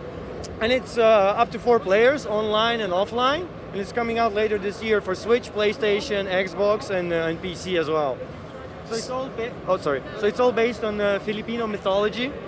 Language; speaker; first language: English; non-native, fluent; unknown